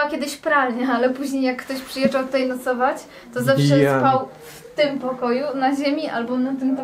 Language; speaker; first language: Polish; native; Polish